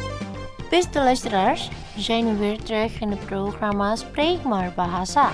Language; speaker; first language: Dutch; non-native, fluent; Indonesian